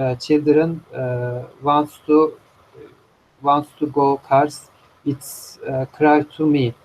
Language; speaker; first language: English; non-native, learner; Turkish